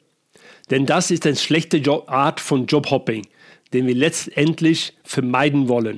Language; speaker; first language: German; non-native, fluent; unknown